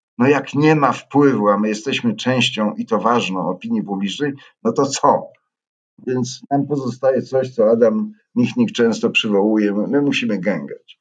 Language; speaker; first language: Polish; native; Polish